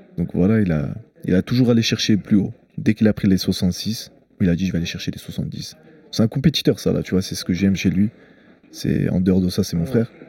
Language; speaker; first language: French; early bilingual, other home language; Chechen